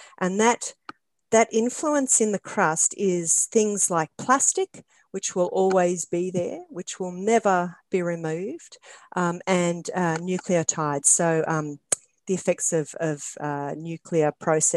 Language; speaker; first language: English; native; English